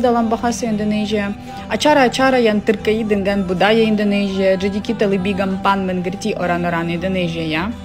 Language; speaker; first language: Indonesian; non-native, fluent; Ukrainian